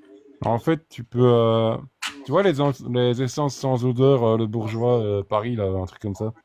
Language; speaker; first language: French; native; French